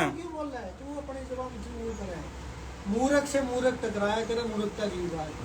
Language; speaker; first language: Hindi; native; Hindi